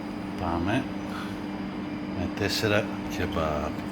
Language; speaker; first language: Greek; non-native, learner; Persian